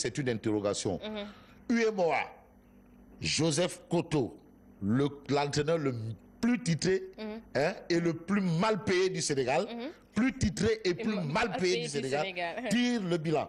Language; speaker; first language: French; non-native, local second language; Wolof